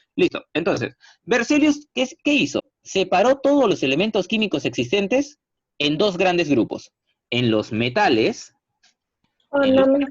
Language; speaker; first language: Spanish; native; Spanish